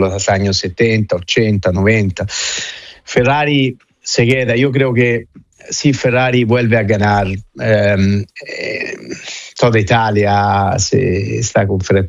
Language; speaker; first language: Spanish; non-native, fluent; Italian